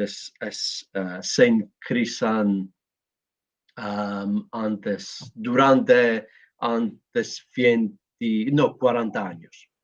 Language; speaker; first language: Spanish; non-native, learner; Greek